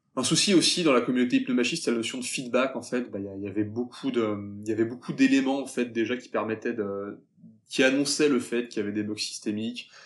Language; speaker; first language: French; native; French